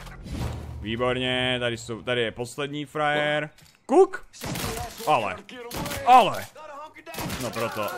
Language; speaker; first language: Czech; native; Czech